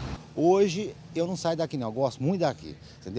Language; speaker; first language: Portuguese; native; Portuguese